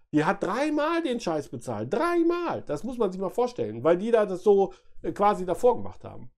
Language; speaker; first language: German; native; German